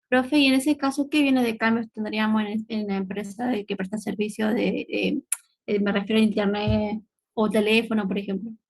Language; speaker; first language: Spanish; native; Spanish